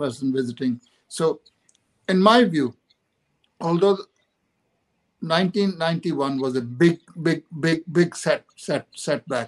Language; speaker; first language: English; non-native, local second language; Punjabi